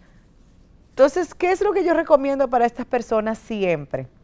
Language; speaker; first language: Spanish; native; Spanish